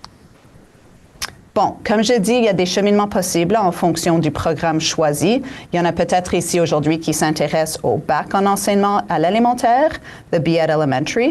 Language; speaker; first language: French; native; French